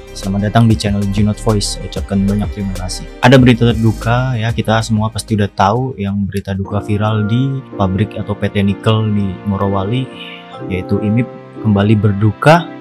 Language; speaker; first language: Indonesian; native; Indonesian